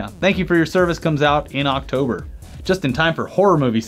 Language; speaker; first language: English; native; English